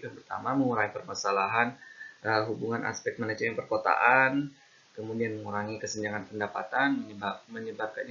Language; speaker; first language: Indonesian; native; Indonesian